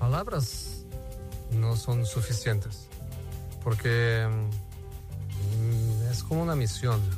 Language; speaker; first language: Spanish; non-native, fluent; Portuguese